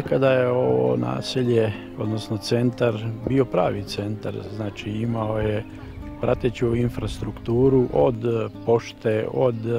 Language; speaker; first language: Croatian; native; Croatian